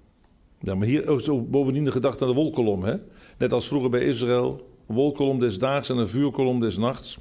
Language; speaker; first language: Dutch; native; Dutch